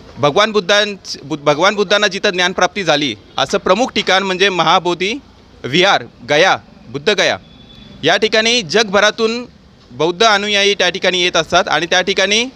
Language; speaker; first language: Marathi; native; Marathi